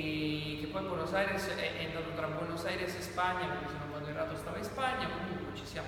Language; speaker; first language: Italian; native; Italian